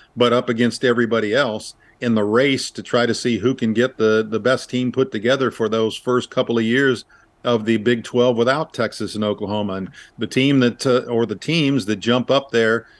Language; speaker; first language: English; native; English